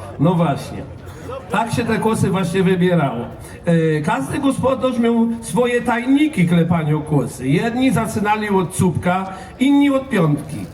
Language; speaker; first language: Polish; native; Polish